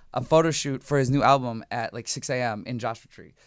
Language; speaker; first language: English; native; English